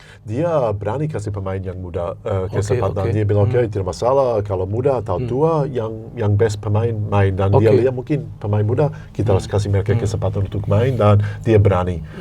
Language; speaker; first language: Indonesian; non-native, fluent; English